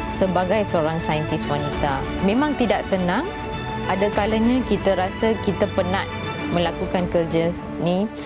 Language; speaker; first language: Malay; non-native, local second language; Tamil